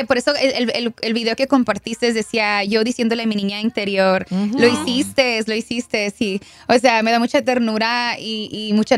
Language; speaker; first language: Spanish; early bilingual, heritage; Spanish